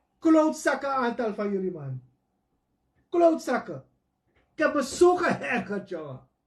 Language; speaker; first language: Dutch; native; Dutch